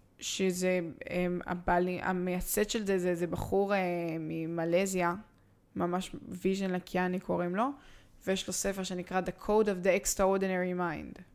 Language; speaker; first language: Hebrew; native; Hebrew